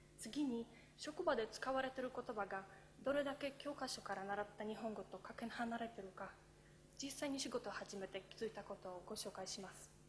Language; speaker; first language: Japanese; non-native, fluent; Polish